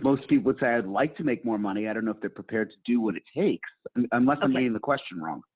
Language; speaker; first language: English; native; English